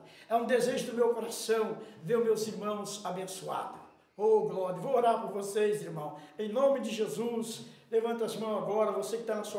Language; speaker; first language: Portuguese; native; Portuguese